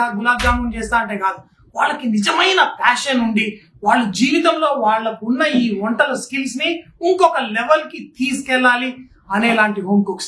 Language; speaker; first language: Telugu; native; Telugu